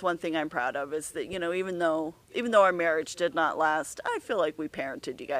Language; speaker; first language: English; native; English